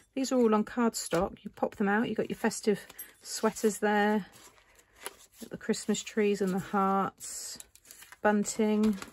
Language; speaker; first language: English; native; English